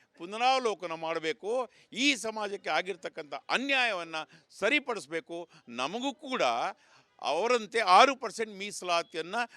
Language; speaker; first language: Kannada; non-native, local second language; Lambadi